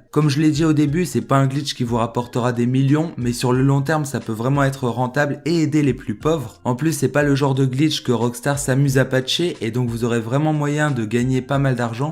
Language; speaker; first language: French; native; French